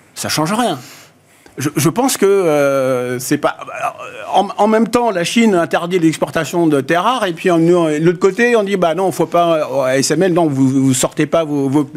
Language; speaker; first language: French; native; French